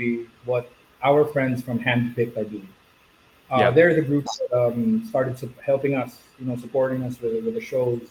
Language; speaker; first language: English; non-native, local second language; Filipino